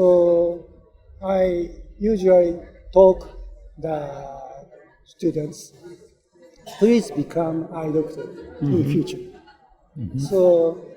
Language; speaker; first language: English; non-native, learner; Japanese